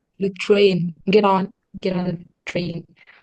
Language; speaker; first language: English; non-native, learner; Vietnamese